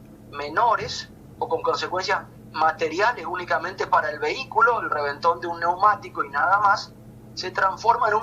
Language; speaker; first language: Spanish; native; Spanish